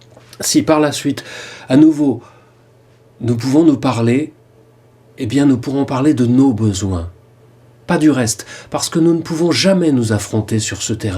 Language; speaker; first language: French; native; French